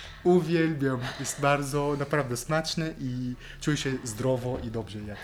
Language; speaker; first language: Polish; non-native, fluent; Arabic